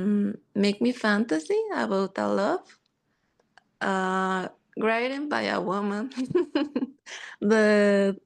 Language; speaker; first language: English; non-native, learner; Spanish